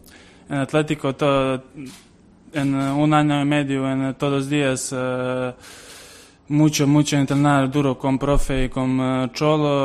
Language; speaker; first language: Spanish; non-native, learner; Serbian